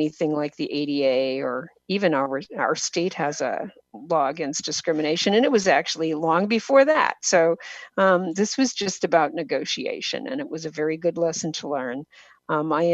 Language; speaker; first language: English; native; English